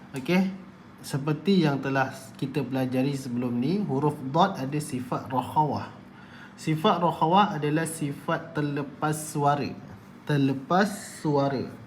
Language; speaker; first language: Malay; native; Malay